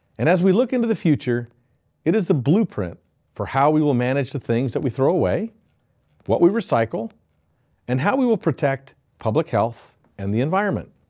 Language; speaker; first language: English; native; English